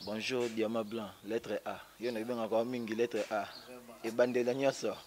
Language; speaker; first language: French; non-native, local second language; Lingala